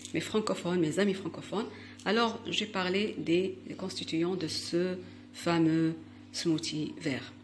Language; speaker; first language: French; non-native, local second language; Arabic